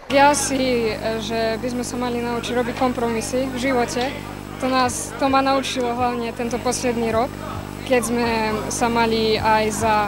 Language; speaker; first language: Slovak; native; Slovak